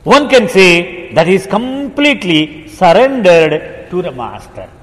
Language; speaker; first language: English; non-native, local second language; Telugu